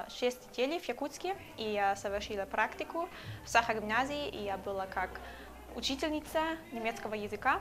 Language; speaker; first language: Russian; non-native, learner; German